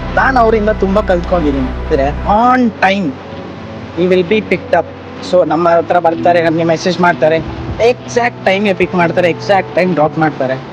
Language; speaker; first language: Kannada; non-native, local second language; Konkani